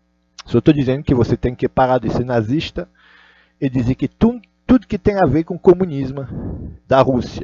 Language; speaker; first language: Portuguese; non-native, learner; Russian